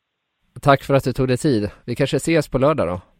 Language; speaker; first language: Swedish; native; Swedish